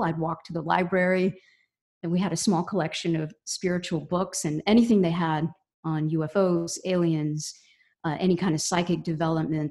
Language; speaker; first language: English; native; English